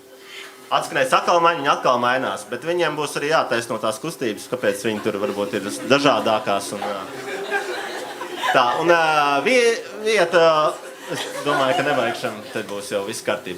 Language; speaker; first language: Latvian; native; Latvian